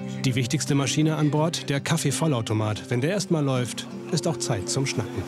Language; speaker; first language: German; native; German